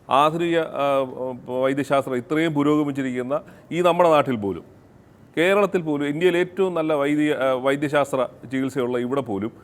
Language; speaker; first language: Malayalam; native; Malayalam